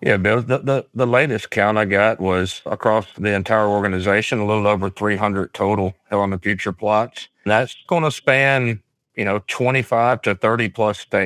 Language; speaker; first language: English; native; English